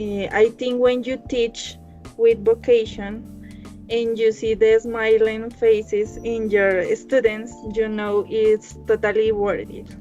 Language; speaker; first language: English; non-native, learner; Spanish